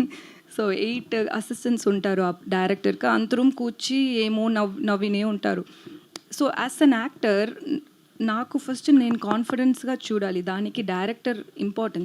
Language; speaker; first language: Telugu; non-native, learner; Tamil